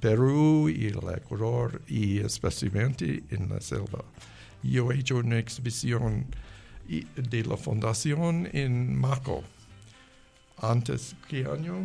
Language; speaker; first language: Spanish; non-native, learner; English